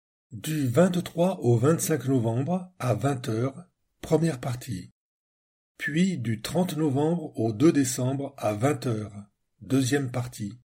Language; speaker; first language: French; native; French